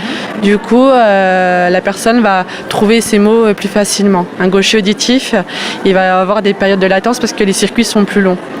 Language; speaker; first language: French; native; French